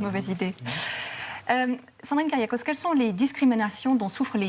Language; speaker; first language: French; native; French